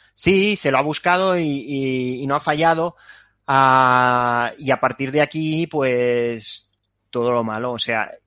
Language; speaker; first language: Spanish; native; Spanish